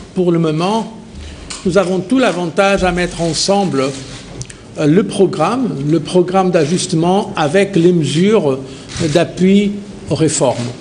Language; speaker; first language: French; non-native, fluent; Portuguese